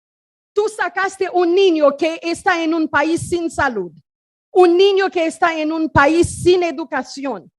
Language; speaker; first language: Spanish; non-native, fluent; Haitian Creole